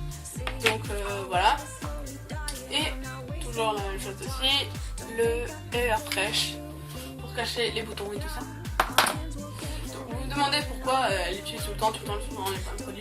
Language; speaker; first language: French; native; French